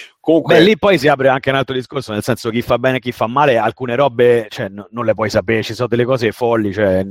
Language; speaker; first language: Italian; native; Italian